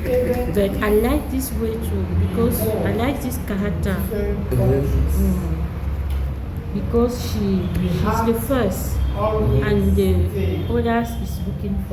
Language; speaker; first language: English; non-native, learner; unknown